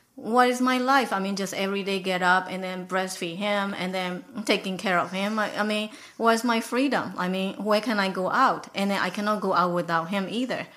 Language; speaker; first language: English; non-native, fluent; Burmese